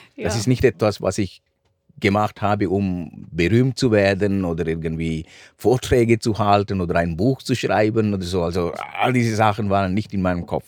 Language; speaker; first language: German; non-native, fluent; Sinhala